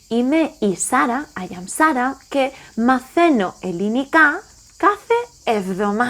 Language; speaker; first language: Greek; non-native, learner; English